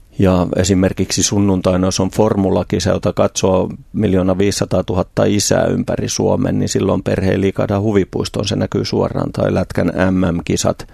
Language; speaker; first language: Finnish; native; Finnish